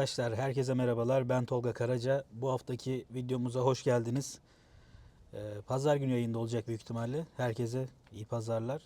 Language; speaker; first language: Turkish; native; Turkish